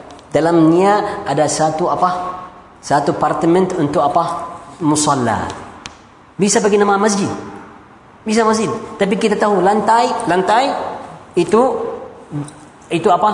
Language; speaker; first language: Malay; non-native, fluent; Arabic